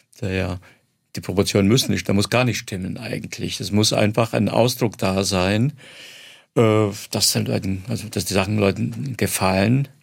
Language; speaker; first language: German; non-native, fluent; Croatian